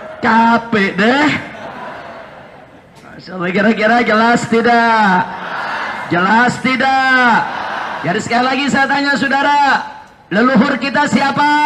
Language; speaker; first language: Indonesian; native; Indonesian